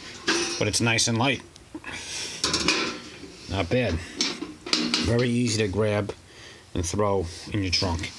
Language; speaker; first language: English; native; English